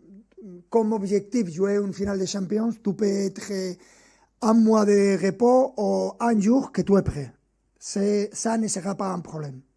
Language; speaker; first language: French; non-native, fluent; Spanish